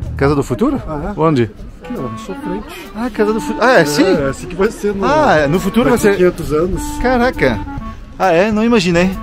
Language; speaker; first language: Portuguese; non-native, fluent; French